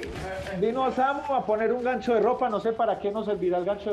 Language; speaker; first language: Spanish; native; Spanish